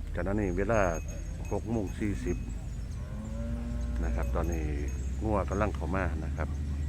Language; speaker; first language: Thai; native; Thai